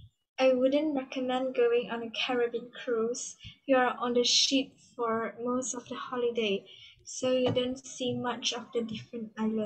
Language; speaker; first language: English; non-native, learner; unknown